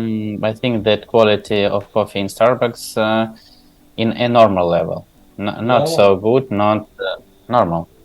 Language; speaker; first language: English; non-native, learner; Tajik